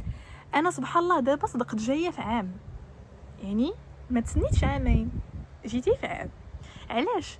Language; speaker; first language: Arabic; native; Arabic